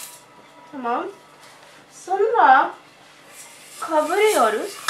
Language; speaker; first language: Turkish; non-native, learner; Arabic